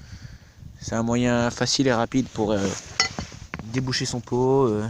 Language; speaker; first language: French; native; French